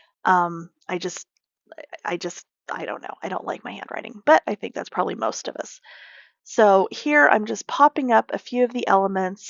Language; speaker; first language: English; native; English